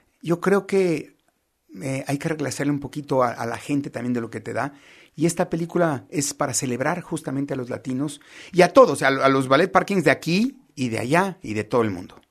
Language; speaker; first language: Spanish; native; Spanish